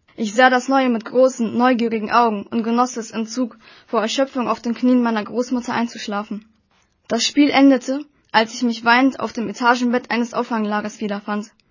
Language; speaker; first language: German; early bilingual, other home language; Russian